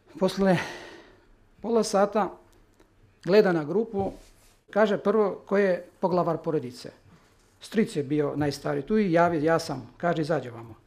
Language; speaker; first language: Serbian; non-native, local second language; Albanian